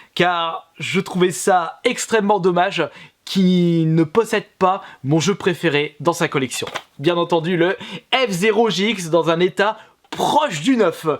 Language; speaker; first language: French; native; French